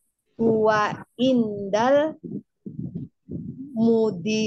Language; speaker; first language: Arabic; non-native, learner; Indonesian